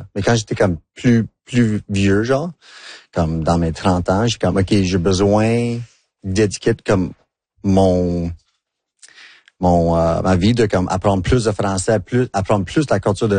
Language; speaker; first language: French; non-native, local second language; English